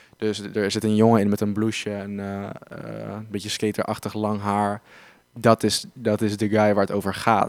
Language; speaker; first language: Dutch; native; Dutch